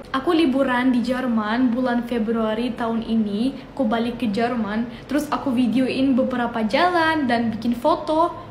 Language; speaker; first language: Indonesian; non-native, fluent; German